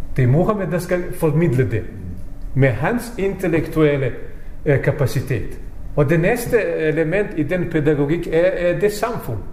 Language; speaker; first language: Danish; non-native, fluent; Bosnian